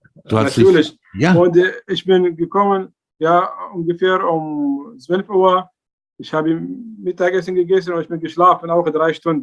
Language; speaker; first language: German; non-native, learner; Arabic